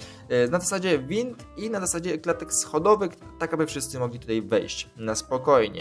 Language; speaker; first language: Polish; native; Polish